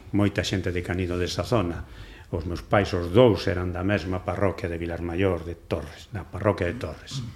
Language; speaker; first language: Galician; non-native, local second language; Spanish